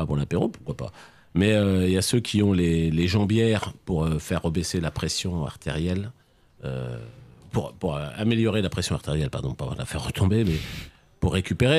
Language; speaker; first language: French; native; French